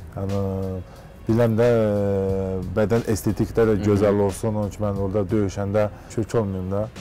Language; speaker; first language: Azerbaijani; early bilingual, heritage; Azerbaijani